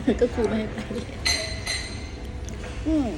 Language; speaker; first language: Thai; native; Thai